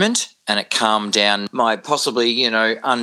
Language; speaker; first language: English; native; English